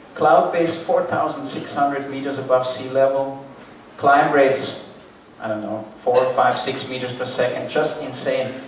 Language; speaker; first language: English; non-native, fluent; Dutch